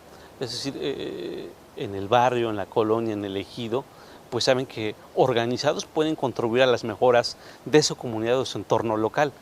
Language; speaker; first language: Spanish; native; Spanish